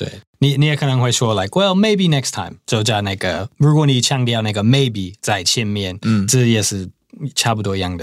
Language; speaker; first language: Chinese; non-native, fluent; English